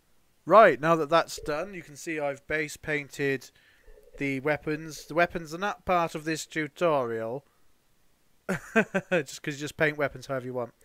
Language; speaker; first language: English; native; English